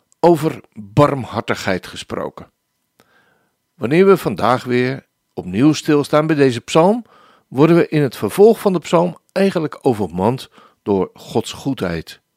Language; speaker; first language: Dutch; native; Dutch